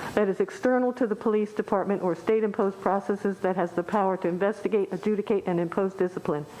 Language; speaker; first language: English; native; English